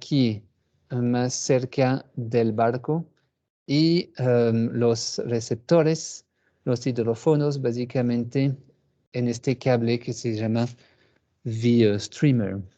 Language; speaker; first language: Spanish; non-native, fluent; French